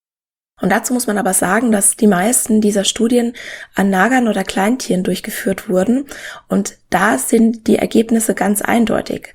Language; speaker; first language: German; native; German